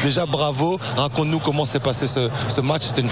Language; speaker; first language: French; native; French